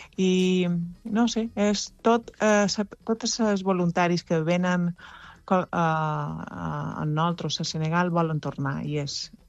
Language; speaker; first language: Catalan; native; Catalan